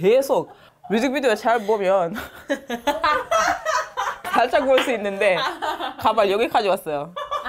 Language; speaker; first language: Korean; non-native, fluent; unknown